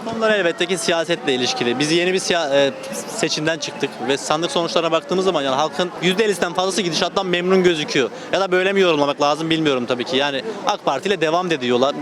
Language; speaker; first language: Turkish; native; Turkish